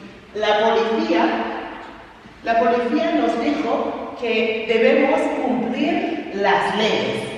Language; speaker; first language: Spanish; non-native, fluent; English